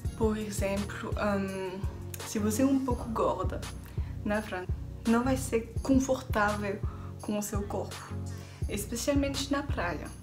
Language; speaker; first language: Portuguese; non-native, learner; French